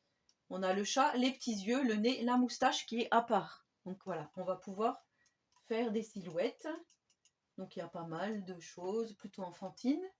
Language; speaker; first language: French; native; French